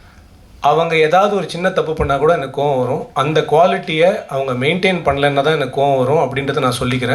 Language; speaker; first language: Tamil; native; Tamil